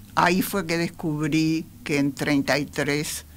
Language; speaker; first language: Spanish; native; Spanish